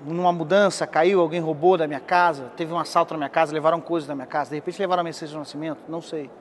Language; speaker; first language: Portuguese; native; Portuguese